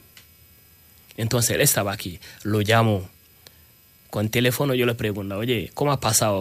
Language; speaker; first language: Spanish; non-native, learner; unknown